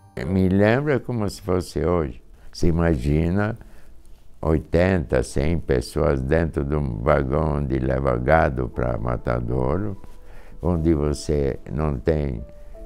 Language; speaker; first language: Portuguese; non-native, fluent; Hungarian